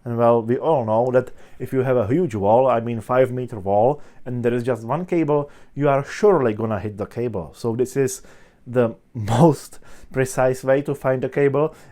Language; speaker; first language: English; non-native, fluent; Czech